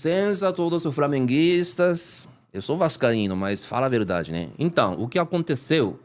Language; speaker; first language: Portuguese; non-native, learner; Japanese